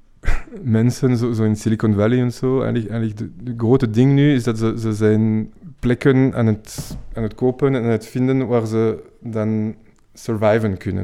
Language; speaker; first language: Dutch; non-native, fluent; French